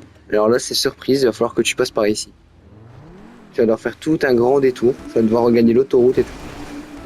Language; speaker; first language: French; native; French